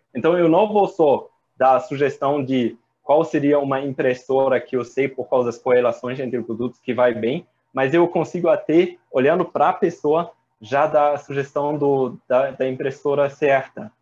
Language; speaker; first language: Portuguese; non-native, fluent; German